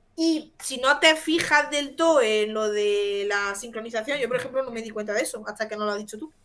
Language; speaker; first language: Spanish; native; Spanish